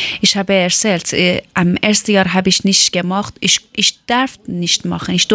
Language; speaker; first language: German; non-native, learner; Persian